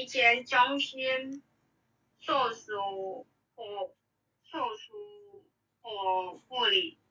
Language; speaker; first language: Chinese; non-native, learner; Indonesian